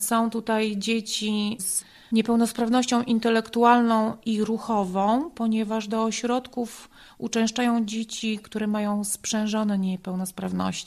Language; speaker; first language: Polish; native; Polish